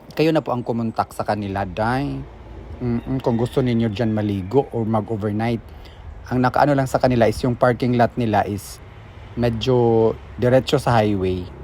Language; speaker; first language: Filipino; non-native, local second language; Cebuano